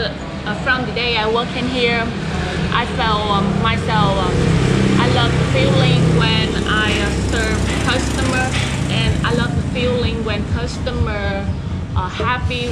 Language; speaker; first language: English; non-native, learner; Vietnamese